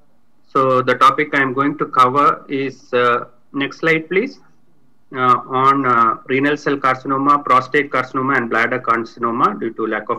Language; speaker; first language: English; non-native, local second language; Tamil